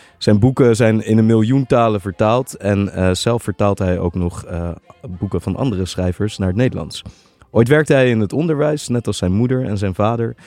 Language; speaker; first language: Dutch; native; Dutch